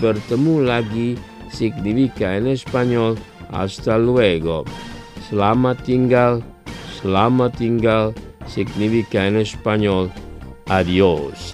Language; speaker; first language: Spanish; non-native, fluent; Indonesian